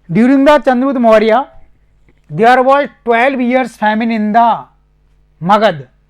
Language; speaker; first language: English; non-native, local second language; Hindi